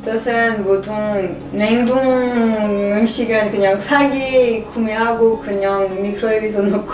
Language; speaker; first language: Korean; non-native, learner; French